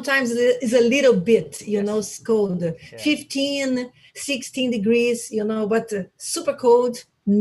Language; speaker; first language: English; non-native, learner; Portuguese